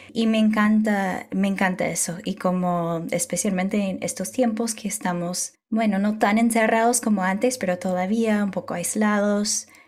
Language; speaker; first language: Spanish; non-native, fluent; English